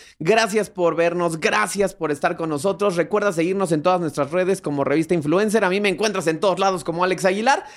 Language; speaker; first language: Spanish; native; Spanish